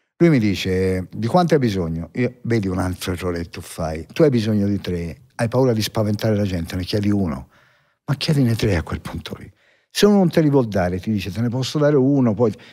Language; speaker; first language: Italian; native; Italian